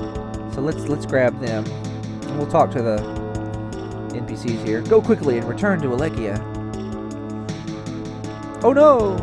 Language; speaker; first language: English; native; English